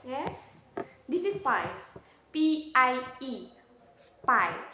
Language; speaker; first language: English; non-native, learner; Indonesian